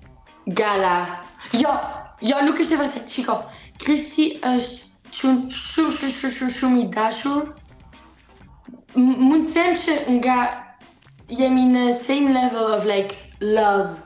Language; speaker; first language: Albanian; early bilingual, heritage; Albanian